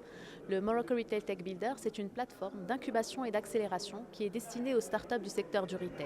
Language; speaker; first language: French; non-native, local second language; Arabic